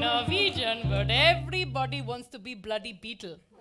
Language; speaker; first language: English; native; English